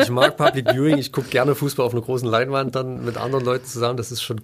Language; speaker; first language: German; native; German